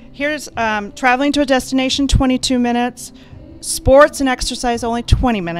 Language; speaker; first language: English; native; English